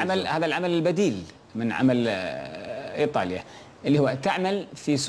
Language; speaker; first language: Arabic; native; Arabic